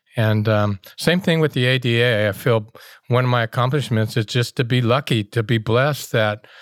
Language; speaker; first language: English; native; English